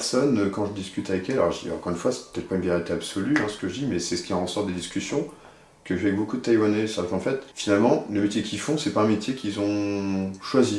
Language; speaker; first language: French; native; French